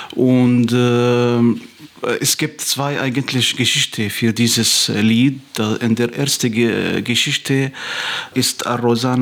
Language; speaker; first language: German; non-native, fluent; Arabic